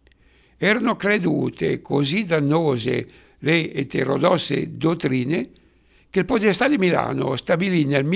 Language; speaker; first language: Italian; native; Italian